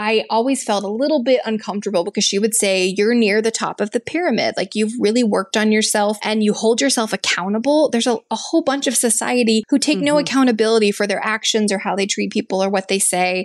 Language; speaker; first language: English; native; English